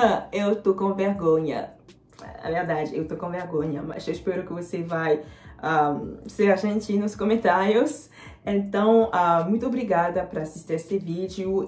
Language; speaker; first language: Portuguese; non-native, learner; Lingala